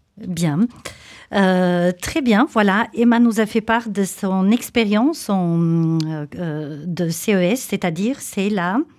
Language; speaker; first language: French; native; French